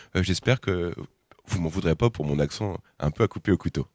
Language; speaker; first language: French; native; French